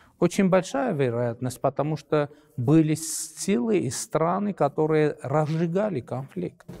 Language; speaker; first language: Russian; non-native, local second language; Armenian